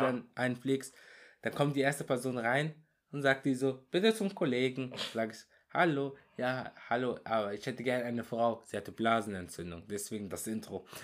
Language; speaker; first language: German; early bilingual, other home language; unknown